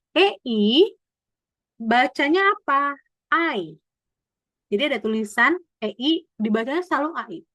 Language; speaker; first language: Indonesian; native; Indonesian